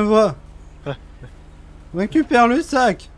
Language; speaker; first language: French; native; French